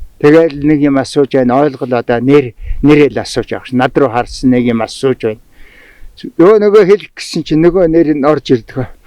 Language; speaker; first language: Mongolian; non-native, local second language; Tuvinian